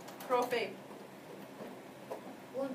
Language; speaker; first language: Spanish; non-native, fluent; English